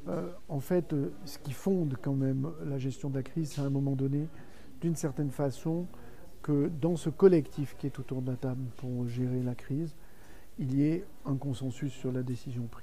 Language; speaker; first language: French; native; French